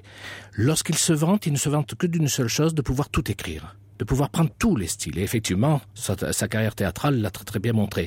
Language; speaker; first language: French; native; French